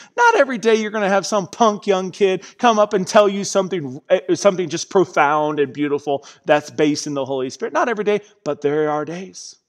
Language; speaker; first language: English; native; English